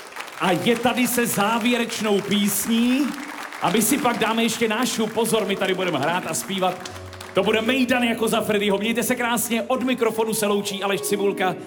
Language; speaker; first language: Czech; native; Czech